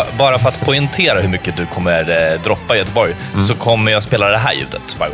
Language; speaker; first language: Swedish; native; Swedish